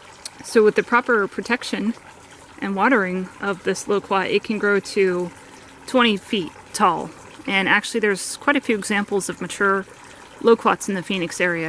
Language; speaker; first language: English; native; English